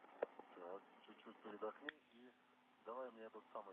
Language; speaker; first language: Russian; native; Russian